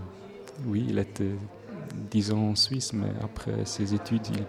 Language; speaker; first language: French; non-native, local second language; Swiss German